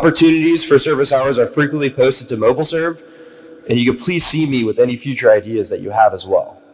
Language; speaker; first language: English; native; English